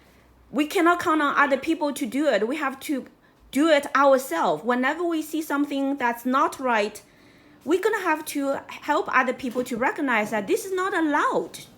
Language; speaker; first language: English; non-native, fluent; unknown